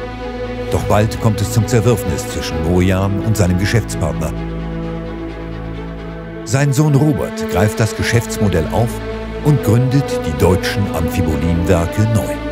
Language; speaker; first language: German; native; German